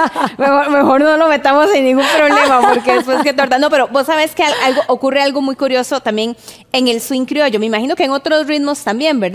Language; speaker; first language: Spanish; native; Spanish